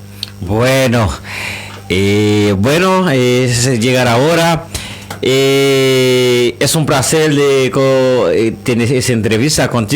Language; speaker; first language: Spanish; non-native, learner; Haitian Creole